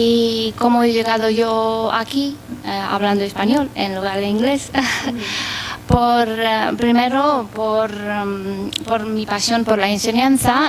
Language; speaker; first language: Spanish; non-native, fluent; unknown